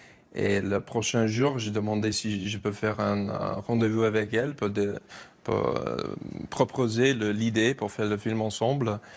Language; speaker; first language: French; non-native, fluent; English